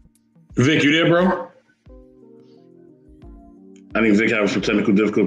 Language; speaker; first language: English; native; English